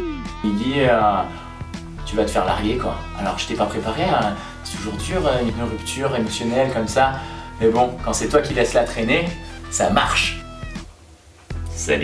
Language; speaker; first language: French; native; French